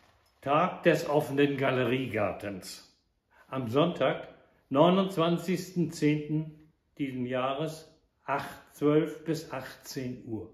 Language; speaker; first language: German; native; German